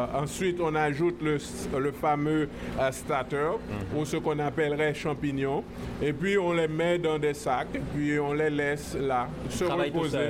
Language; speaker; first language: French; native; French